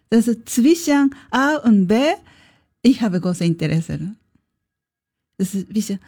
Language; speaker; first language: German; non-native, learner; Japanese